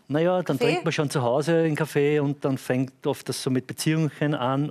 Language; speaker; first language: German; native; German